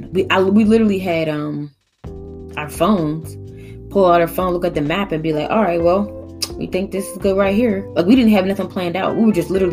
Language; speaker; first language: English; native; English